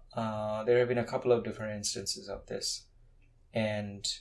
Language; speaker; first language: English; non-native, local second language; Bangla